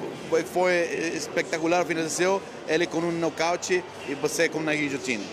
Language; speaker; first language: Portuguese; non-native, learner; Spanish